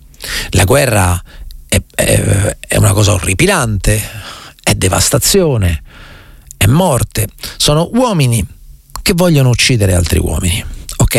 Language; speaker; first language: Italian; native; Italian